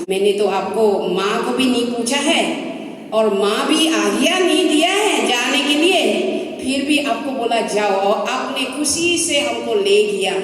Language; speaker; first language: Hindi; non-native, local second language; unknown